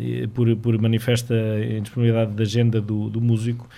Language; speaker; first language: Portuguese; native; Portuguese